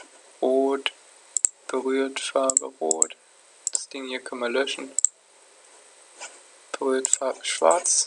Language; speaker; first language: German; native; German